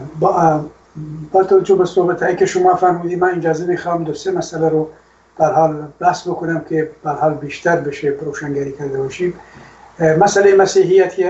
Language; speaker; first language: Persian; non-native, local second language; Kurdish